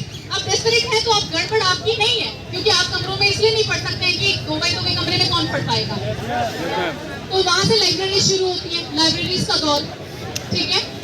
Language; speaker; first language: Hindi; native; Hindi